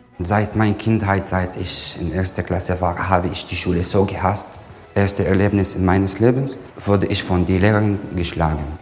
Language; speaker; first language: German; non-native, fluent; Arabic